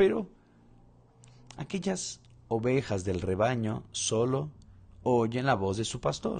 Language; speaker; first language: Spanish; non-native, fluent; Portuguese